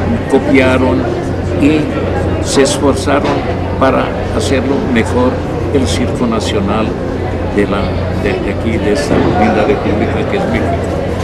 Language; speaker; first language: Spanish; non-native, fluent; Hungarian